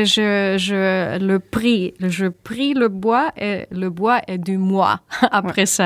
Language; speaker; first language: French; non-native, learner; German